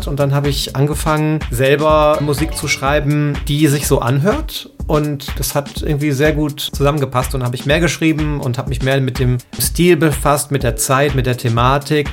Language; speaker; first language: German; native; German